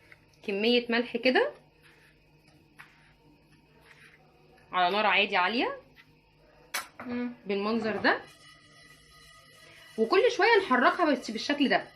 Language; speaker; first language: Arabic; native; Arabic